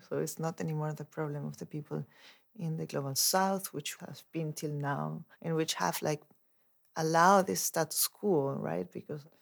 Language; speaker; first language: English; non-native, fluent; Spanish